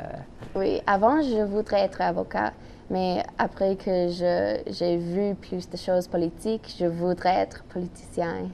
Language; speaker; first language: French; non-native, local second language; English